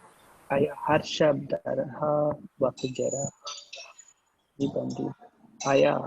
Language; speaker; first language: Persian; non-native, learner; Urdu